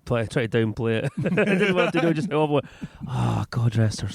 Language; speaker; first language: English; native; English